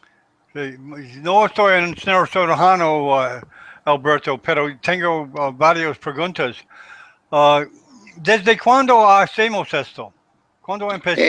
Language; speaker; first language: Spanish; non-native, learner; English